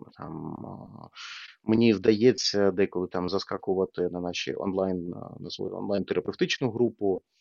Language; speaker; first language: Ukrainian; non-native, local second language; Russian